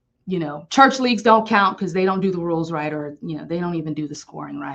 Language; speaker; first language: English; native; English